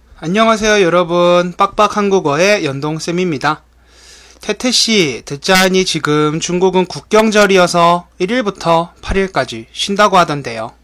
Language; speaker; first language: Korean; native; Korean